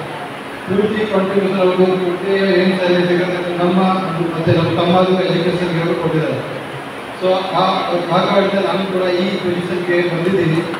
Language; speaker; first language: Kannada; non-native, learner; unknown